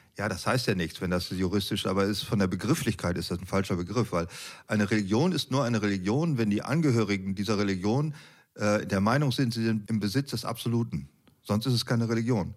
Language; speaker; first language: German; native; German